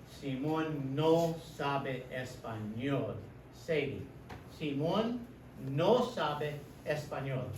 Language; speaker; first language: Spanish; non-native, fluent; English